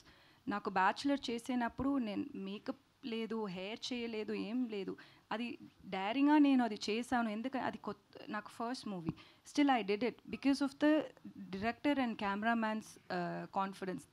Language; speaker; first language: Telugu; non-native, learner; Tamil